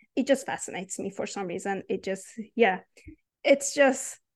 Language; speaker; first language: English; non-native, fluent; Persian